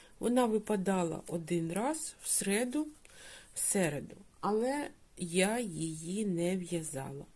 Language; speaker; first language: Ukrainian; non-native, local second language; Russian